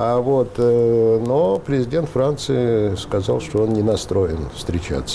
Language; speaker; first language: Russian; native; Russian